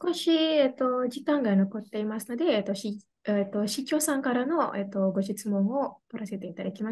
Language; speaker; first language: Japanese; non-native, fluent; Indonesian